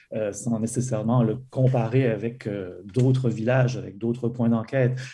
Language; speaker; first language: French; native; French